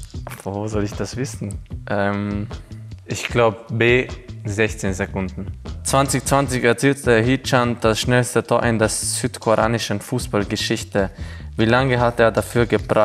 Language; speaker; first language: German; non-native, fluent; Hungarian